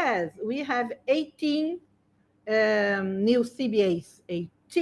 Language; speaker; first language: English; non-native, learner; Portuguese